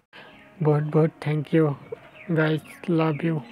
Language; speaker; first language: Hindi; non-native, local second language; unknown